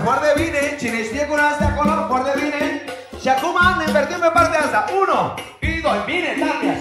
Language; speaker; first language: Romanian; non-native, fluent; Spanish